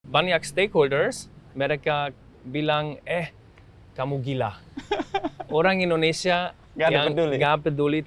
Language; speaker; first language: Indonesian; non-native, fluent; German